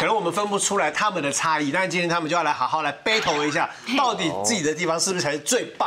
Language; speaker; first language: Chinese; native; Chinese